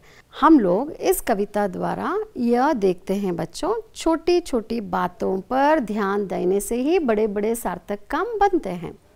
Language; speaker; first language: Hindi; non-native, local second language; Kannada